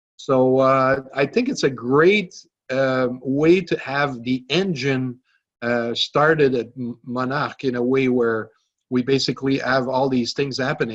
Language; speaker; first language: English; non-native, local second language; French